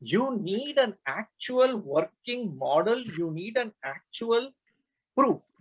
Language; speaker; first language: English; non-native, local second language; Kannada